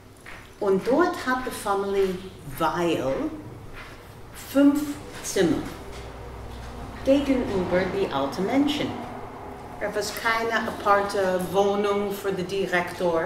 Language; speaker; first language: German; non-native, fluent; English